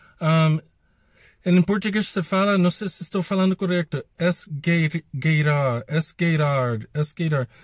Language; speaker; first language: Portuguese; non-native, learner; English